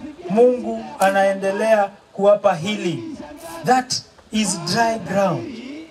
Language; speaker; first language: English; non-native, local second language; Swahili